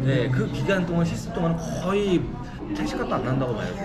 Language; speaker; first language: Korean; native; Korean